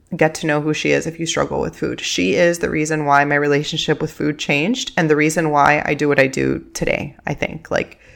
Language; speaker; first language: English; early bilingual, other home language; Spanish